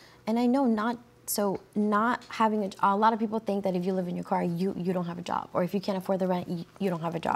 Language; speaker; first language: English; early bilingual, other home language; Spanish